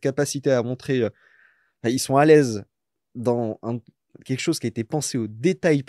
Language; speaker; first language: French; native; French